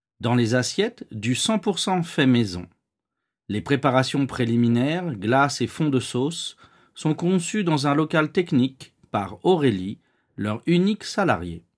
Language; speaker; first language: French; native; French